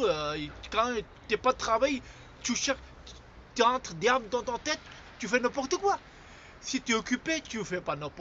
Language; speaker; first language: French; non-native, fluent; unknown